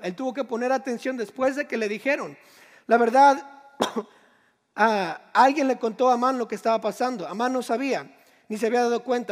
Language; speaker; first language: Spanish; native; Spanish